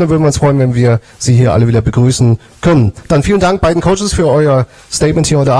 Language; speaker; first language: German; native; German